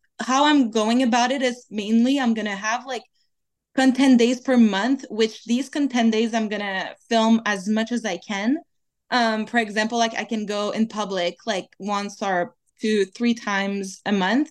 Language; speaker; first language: English; non-native, fluent; French